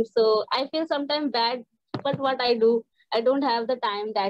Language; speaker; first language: English; non-native, learner; Hindi